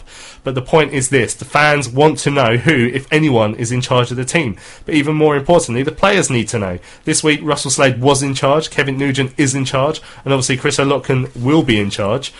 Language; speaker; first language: English; native; English